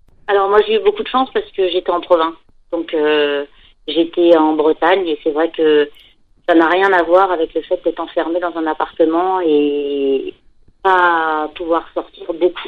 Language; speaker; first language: French; native; French